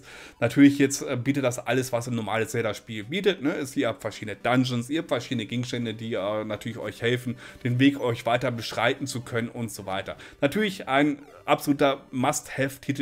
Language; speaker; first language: German; native; German